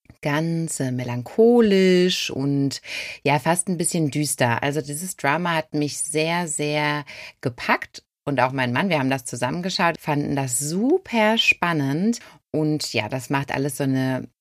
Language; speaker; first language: German; native; German